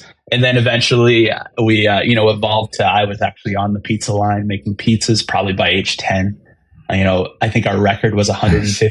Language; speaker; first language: English; native; English